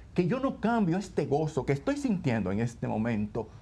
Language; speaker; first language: Spanish; native; Spanish